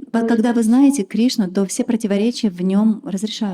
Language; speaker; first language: Russian; native; Russian